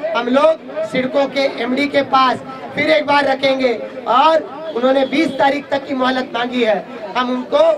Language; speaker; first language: Hindi; non-native, local second language; Marathi